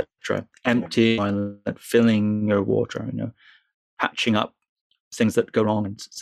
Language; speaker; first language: English; native; English